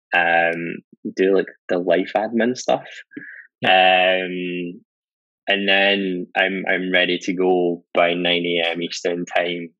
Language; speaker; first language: English; native; English